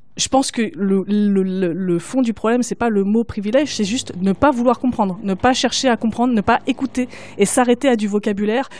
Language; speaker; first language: French; native; French